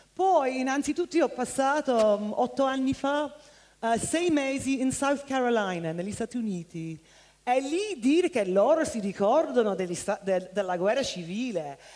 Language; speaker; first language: Italian; non-native, fluent; English